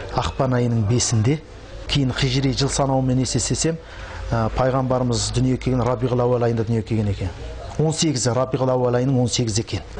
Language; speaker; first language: Kazakh; native; Kazakh